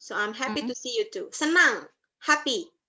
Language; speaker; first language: English; non-native, fluent; Indonesian